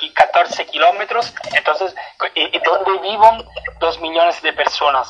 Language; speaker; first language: Spanish; non-native, fluent; Italian